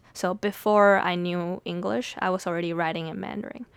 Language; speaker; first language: English; early bilingual, other home language; Chinese